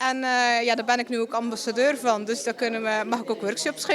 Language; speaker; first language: Dutch; native; Dutch